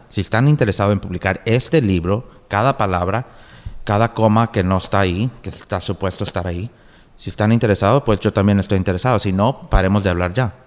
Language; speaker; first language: Spanish; early bilingual, heritage; Spanish